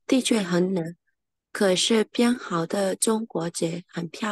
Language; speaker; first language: Chinese; non-native, learner; Burmese